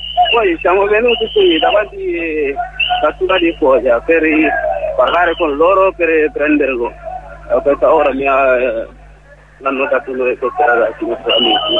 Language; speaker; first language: Italian; non-native, learner; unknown